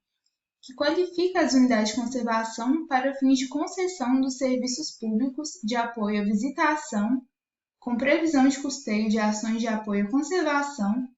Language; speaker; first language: Portuguese; native; Portuguese